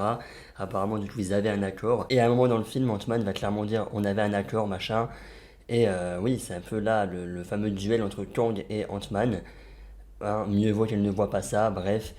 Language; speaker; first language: French; native; French